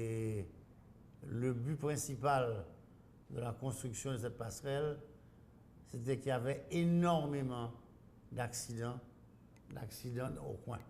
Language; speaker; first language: French; non-native, local second language; Haitian Creole